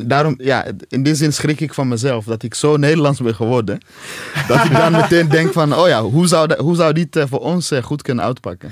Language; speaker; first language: Dutch; non-native, fluent; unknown